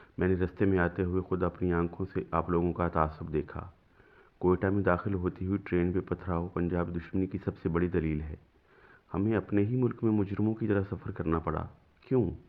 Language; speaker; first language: Urdu; non-native, local second language; Punjabi